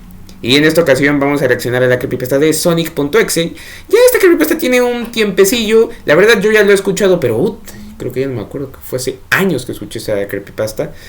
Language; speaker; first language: Spanish; native; Spanish